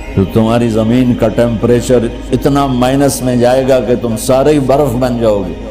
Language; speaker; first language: Urdu; non-native, local second language; Punjabi